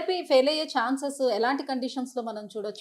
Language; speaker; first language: Telugu; native; Telugu